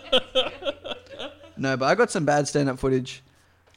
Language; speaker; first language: English; native; English